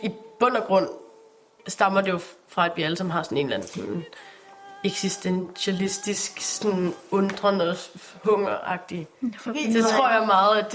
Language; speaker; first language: Danish; native; Danish